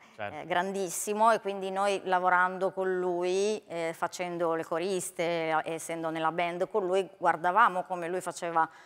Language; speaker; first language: Italian; native; Italian